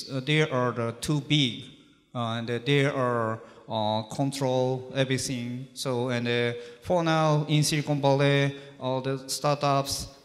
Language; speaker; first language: English; non-native, learner; Japanese